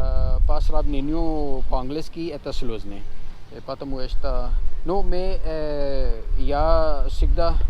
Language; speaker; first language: Russian; non-native, learner; Urdu